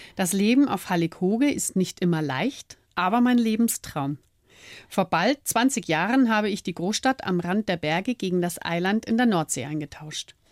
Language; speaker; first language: German; native; German